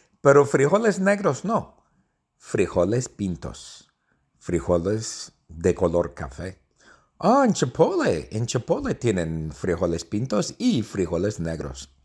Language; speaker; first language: Spanish; non-native, fluent; English